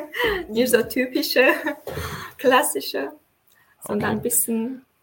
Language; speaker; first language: German; non-native, fluent; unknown